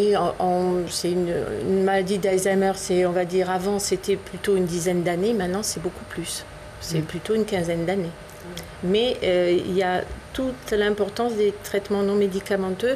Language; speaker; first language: French; native; French